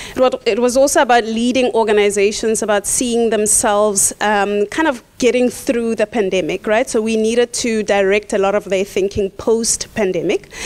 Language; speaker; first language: English; non-native, local second language; Tswana